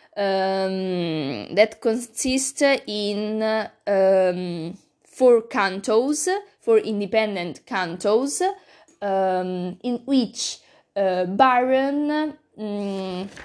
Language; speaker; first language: English; non-native, learner; Italian